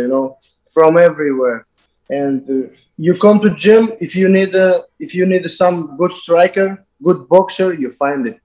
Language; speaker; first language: English; non-native, learner; Azerbaijani